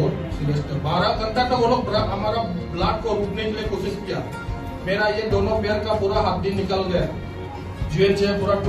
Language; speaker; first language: Hindi; non-native, local second language; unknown